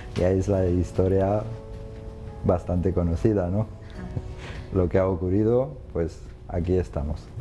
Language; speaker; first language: Spanish; non-native, fluent; Romanian